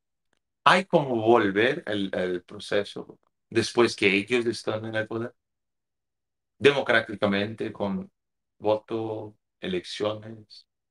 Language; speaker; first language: Spanish; non-native, fluent; Portuguese